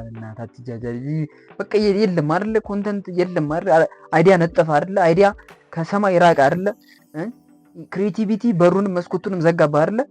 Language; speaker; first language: Amharic; native; Amharic